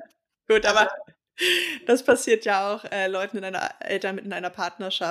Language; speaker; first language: German; native; German